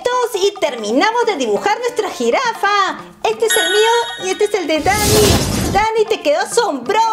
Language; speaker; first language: Spanish; native; Spanish